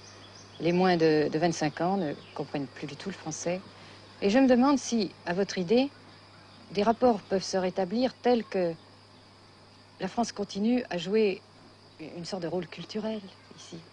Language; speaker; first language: French; native; French